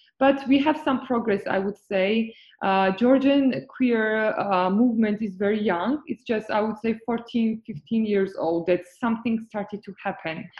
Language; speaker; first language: English; non-native, fluent; Georgian